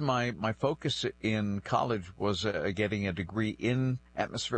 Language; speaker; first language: English; non-native, local second language; French